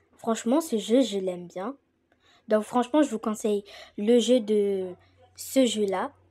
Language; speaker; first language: French; native; French